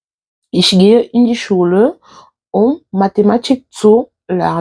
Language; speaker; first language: German; non-native, fluent; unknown